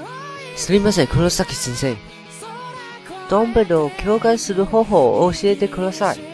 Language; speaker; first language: Japanese; non-native, learner; Chinese